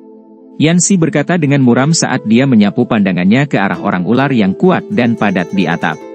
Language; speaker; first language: Indonesian; native; Indonesian